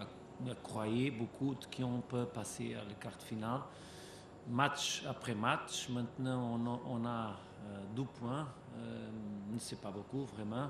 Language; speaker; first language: French; non-native, learner; Portuguese